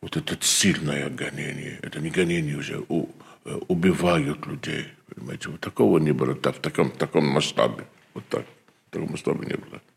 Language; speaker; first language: Russian; non-native, fluent; Arabic